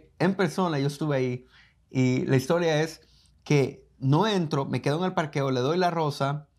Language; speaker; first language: Spanish; native; Spanish